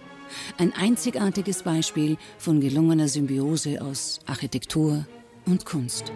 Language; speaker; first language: German; native; German